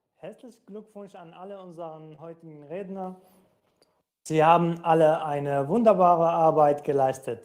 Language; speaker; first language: German; non-native, fluent; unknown